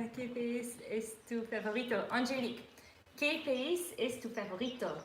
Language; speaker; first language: Spanish; non-native, learner; English